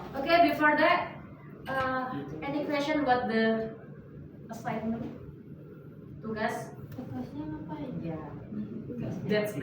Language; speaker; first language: English; non-native, learner; Indonesian